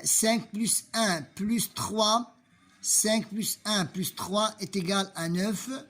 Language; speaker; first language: French; non-native, local second language; Arabic